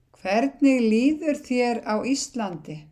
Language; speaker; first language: Icelandic; non-native, learner; Thai